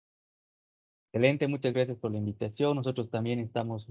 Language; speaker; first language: Spanish; native; Spanish